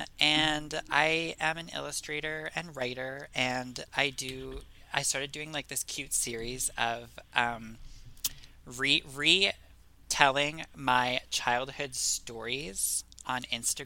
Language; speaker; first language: English; native; English